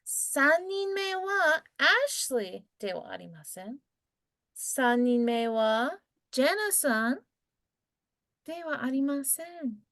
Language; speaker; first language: Japanese; non-native, fluent; English